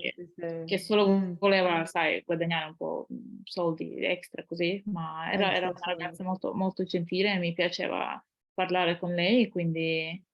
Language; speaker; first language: Italian; non-native, fluent; Ukrainian